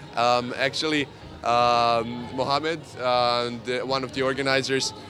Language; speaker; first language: English; non-native, fluent; Serbian